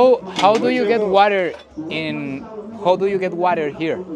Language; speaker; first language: English; non-native, learner; Spanish